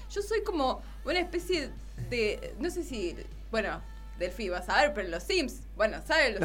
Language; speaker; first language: Spanish; native; Spanish